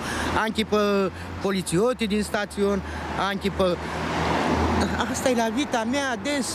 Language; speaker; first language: Italian; non-native, learner; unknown